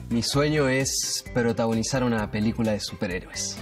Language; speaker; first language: Spanish; native; Spanish